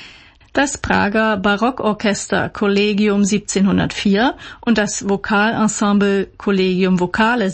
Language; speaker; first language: German; native; German